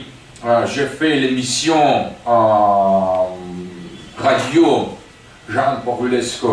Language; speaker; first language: French; non-native, fluent; Russian